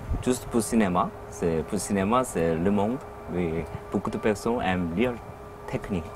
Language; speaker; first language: French; non-native, learner; Korean